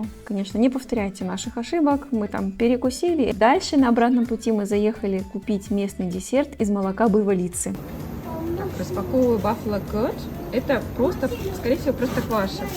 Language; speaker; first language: Russian; native; Russian